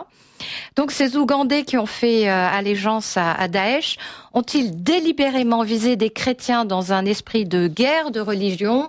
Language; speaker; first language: French; native; French